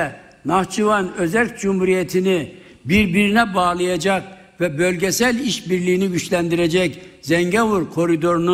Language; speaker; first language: Turkish; native; Turkish